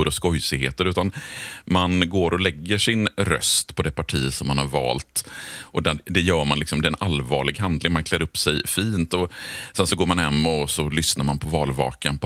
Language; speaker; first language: Swedish; native; Swedish